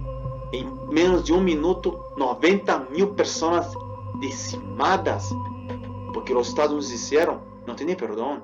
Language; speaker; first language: Portuguese; non-native, fluent; Spanish